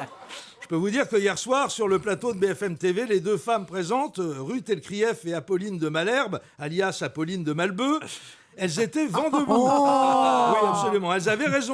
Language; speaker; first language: French; native; French